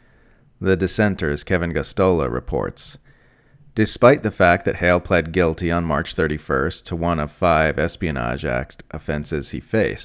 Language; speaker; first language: English; native; English